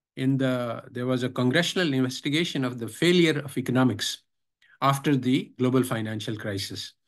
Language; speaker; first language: English; non-native, local second language; Urdu